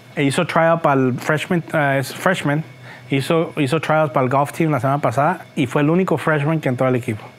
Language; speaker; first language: Spanish; early bilingual, heritage; Spanish